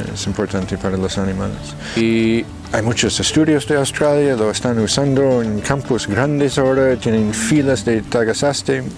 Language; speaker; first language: Spanish; non-native, fluent; English